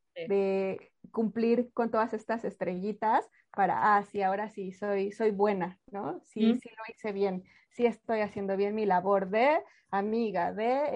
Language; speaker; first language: Spanish; native; Spanish